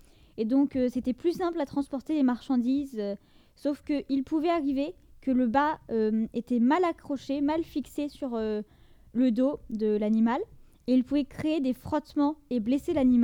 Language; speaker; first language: French; native; French